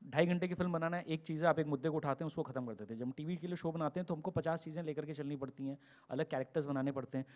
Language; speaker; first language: Hindi; native; Hindi